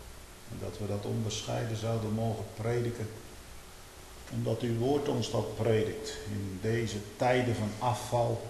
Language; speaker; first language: Dutch; native; Dutch